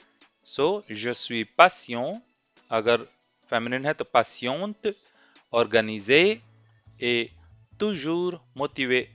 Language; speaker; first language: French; non-native, fluent; Hindi